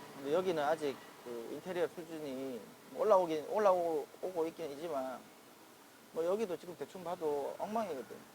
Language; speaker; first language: Korean; native; Korean